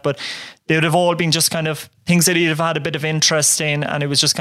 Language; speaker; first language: English; native; English